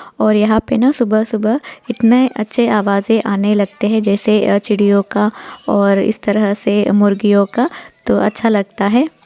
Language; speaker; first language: Hindi; non-native, local second language; Telugu